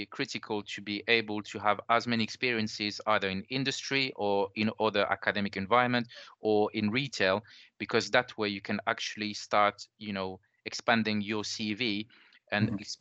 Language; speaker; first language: English; non-native, fluent; French